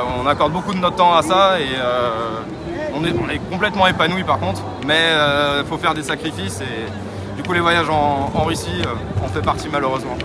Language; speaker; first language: French; native; French